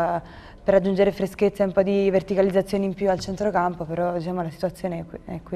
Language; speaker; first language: Italian; native; Italian